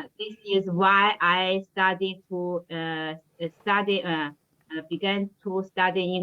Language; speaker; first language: English; non-native, learner; Chinese